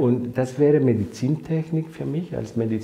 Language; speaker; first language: German; non-native, fluent; Greek